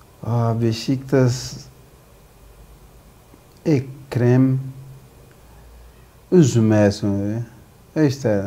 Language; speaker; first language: Turkish; non-native, learner; Portuguese